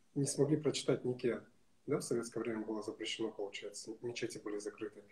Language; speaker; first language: Russian; non-native, local second language; Kazakh